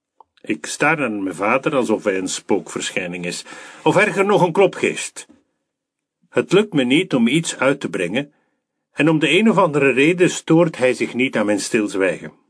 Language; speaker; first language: Dutch; native; Dutch